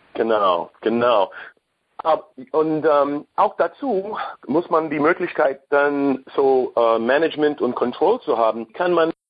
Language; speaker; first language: German; non-native, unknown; English